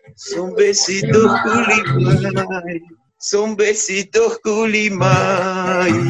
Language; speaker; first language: Spanish; native; Spanish